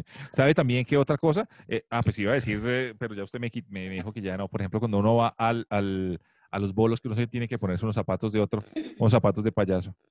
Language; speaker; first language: Spanish; native; Spanish